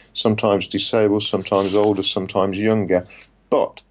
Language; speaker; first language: English; native; English